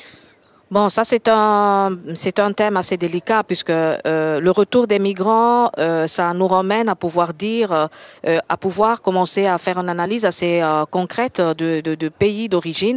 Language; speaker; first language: French; native; French